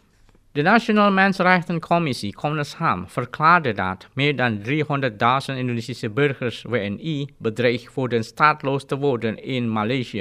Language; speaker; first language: Dutch; non-native, fluent; Indonesian